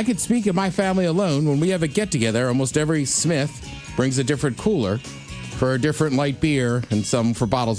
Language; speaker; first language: English; native; English